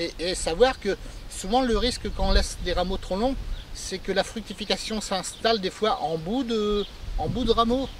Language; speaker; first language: French; native; French